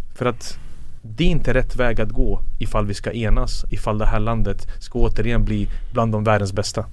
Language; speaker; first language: Swedish; early bilingual, other home language; Serbian